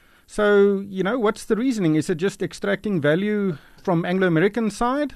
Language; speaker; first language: English; non-native, local second language; Afrikaans